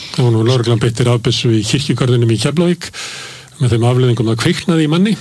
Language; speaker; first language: Icelandic; native; Icelandic